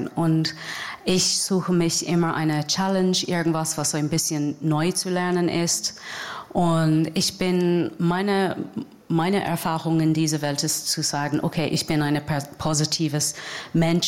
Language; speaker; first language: German; non-native, fluent; English